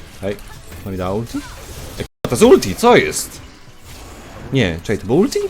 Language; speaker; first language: Polish; native; Polish